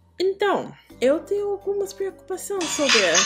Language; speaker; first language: Portuguese; non-native, learner; English